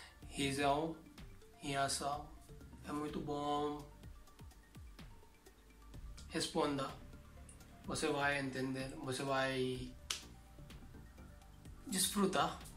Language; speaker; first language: Portuguese; non-native, learner; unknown